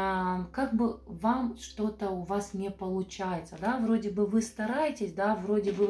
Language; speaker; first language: Russian; non-native, fluent; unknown